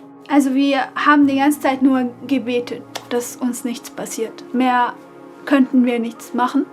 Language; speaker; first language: German; non-native, fluent; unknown